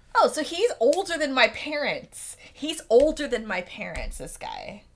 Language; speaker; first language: English; native; English